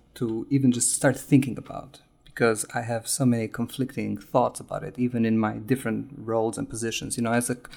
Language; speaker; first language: English; non-native, fluent; Albanian